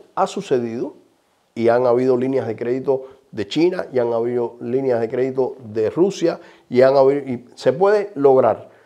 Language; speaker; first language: Spanish; native; Spanish